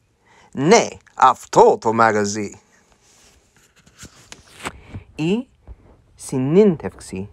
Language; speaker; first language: Greek; non-native, learner; English